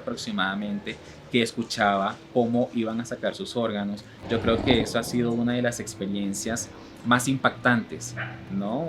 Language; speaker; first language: Spanish; native; Spanish